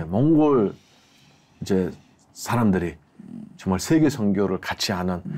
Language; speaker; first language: Korean; non-native, fluent; Mongolian